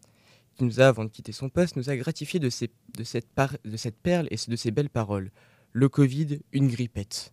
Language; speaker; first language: French; native; French